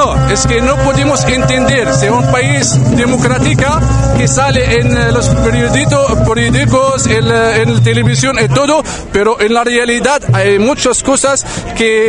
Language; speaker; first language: Spanish; non-native, learner; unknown